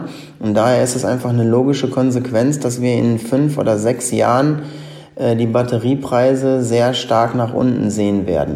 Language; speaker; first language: German; native; German